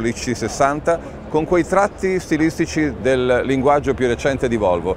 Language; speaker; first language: Italian; native; Italian